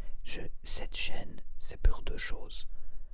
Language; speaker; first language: French; non-native, learner; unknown